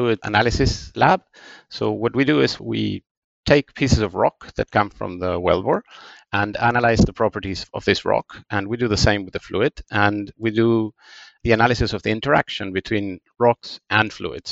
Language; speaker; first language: English; non-native, fluent; Spanish